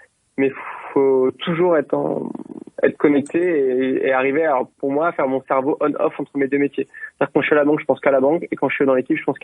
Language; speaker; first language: French; native; French